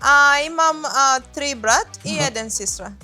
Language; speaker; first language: Macedonian; non-native, learner; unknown